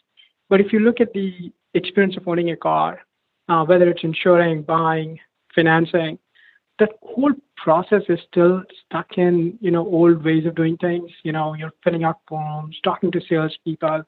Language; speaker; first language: English; non-native, local second language; Hindi